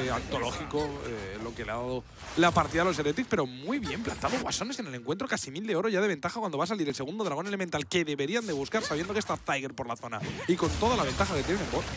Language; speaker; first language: Spanish; native; Spanish